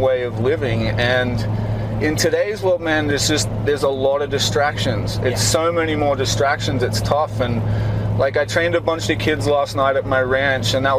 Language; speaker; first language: English; native; English